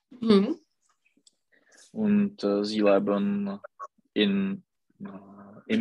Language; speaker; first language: German; non-native, learner; Czech